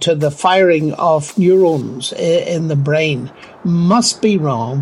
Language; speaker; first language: English; native; English